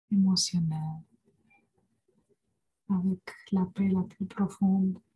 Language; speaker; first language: French; non-native, fluent; Romanian